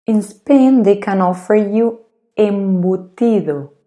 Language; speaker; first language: English; non-native, fluent; Spanish